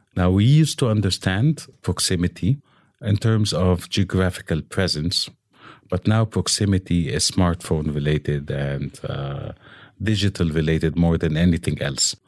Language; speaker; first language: English; non-native, local second language; Arabic